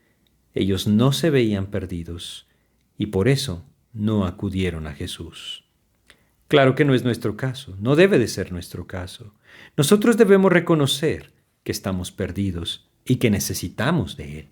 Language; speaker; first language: Spanish; native; Spanish